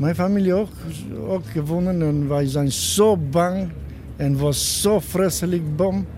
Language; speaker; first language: Dutch; non-native, learner; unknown